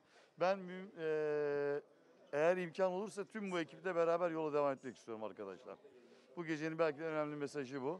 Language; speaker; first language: Turkish; native; Turkish